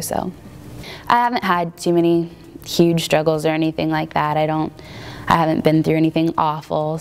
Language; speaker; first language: English; native; English